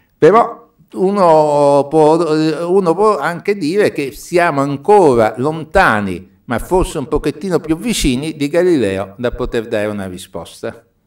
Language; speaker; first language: Italian; native; Italian